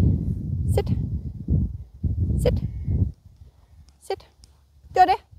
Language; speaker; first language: Danish; native; Danish